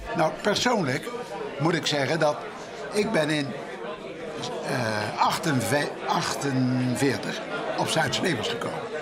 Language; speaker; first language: Dutch; native; Dutch